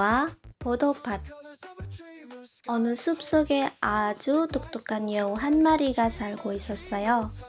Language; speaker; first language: Korean; non-native, learner; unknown